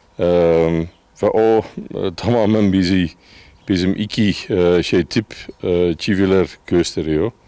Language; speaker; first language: Turkish; non-native, fluent; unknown